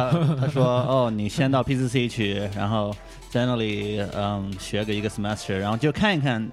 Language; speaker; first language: Chinese; early bilingual, heritage; Chinese